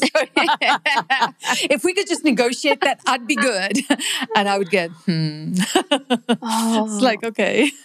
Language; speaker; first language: English; non-native, local second language; Punjabi